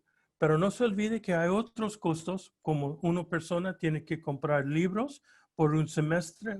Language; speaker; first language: Spanish; early bilingual, heritage; Spanish